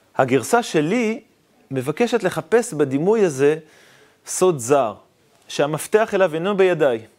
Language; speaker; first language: Hebrew; native; Hebrew